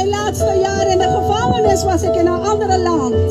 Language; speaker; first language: Dutch; non-native, local second language; Papiamento